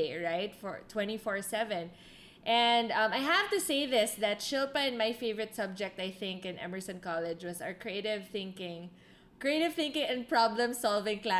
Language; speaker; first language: English; non-native, local second language; Filipino